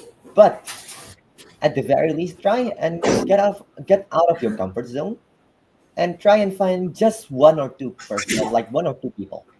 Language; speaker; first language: English; non-native, fluent; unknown